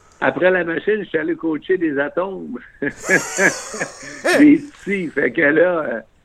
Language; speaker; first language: French; native; French